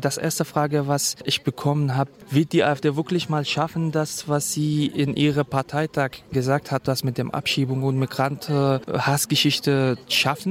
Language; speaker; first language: German; non-native, fluent; Kurdish